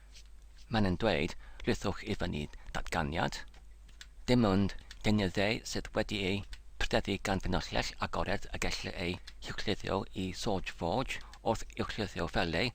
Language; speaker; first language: Welsh; non-native, learner; English